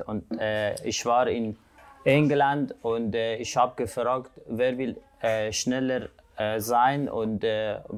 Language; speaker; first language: German; non-native, fluent; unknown